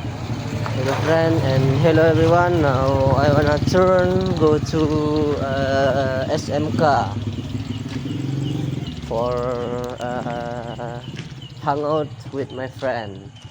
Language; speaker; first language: English; non-native, learner; Indonesian